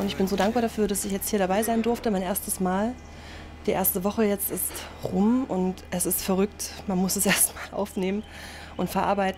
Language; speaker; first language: German; native; German